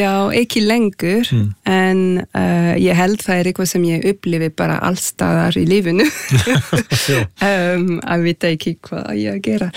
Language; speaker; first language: Icelandic; non-native, fluent; French